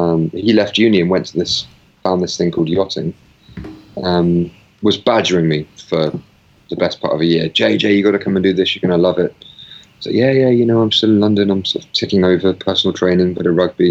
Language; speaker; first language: English; native; English